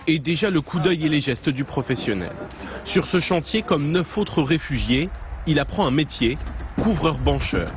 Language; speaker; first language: French; native; French